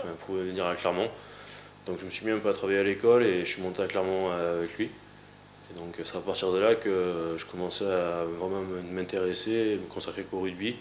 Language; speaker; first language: French; native; French